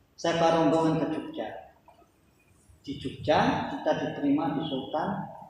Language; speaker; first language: Indonesian; native; Indonesian